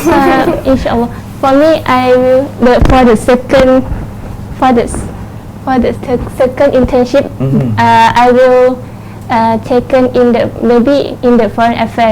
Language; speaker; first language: English; non-native, learner; Thai